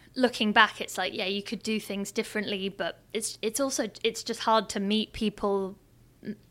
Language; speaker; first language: English; native; English